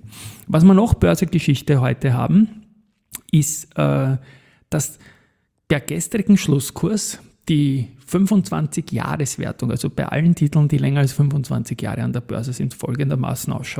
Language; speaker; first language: German; native; German